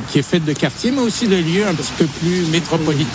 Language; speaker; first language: French; native; French